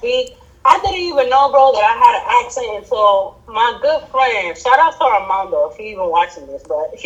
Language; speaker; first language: English; early bilingual, other home language; Spanish